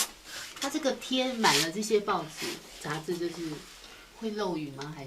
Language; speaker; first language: Chinese; native; Chinese